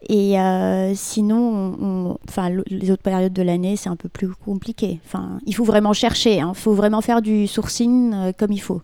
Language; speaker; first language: French; non-native, local second language; Arabic